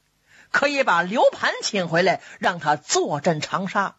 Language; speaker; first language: Chinese; native; Chinese